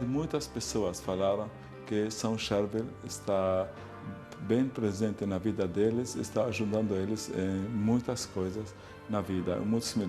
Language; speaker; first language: Portuguese; non-native, fluent; Arabic